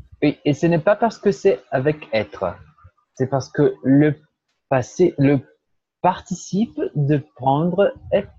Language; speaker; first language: French; non-native, learner; Portuguese